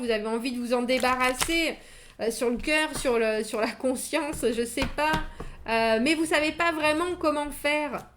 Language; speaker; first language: French; native; French